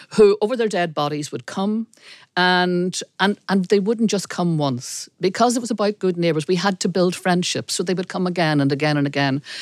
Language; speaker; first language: English; native; English